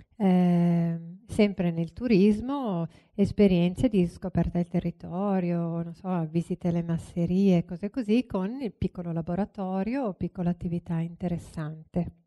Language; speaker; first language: Italian; native; Italian